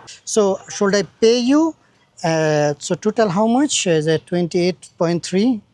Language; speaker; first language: English; non-native, learner; Bangla